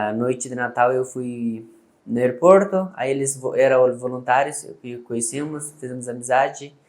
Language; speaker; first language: Portuguese; non-native, learner; Persian